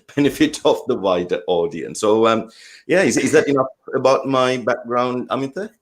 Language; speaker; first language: English; non-native, local second language; Sinhala